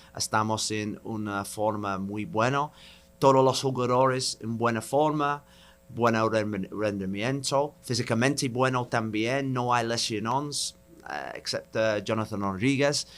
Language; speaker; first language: Spanish; non-native, learner; English